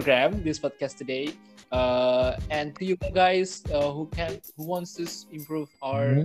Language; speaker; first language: English; non-native, learner; Indonesian